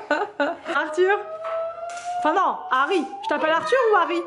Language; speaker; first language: French; native; French